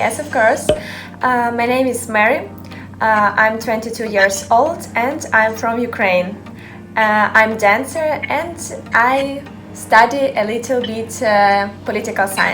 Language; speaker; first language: English; non-native, learner; Ukrainian